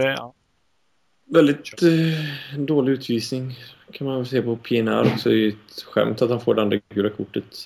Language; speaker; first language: Swedish; native; Swedish